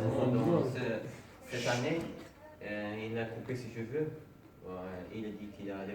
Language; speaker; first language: French; non-native, fluent; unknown